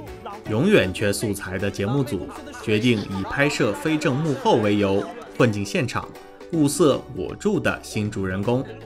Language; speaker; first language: Chinese; native; Chinese